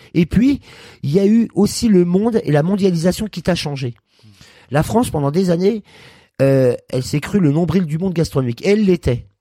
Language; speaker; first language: French; native; French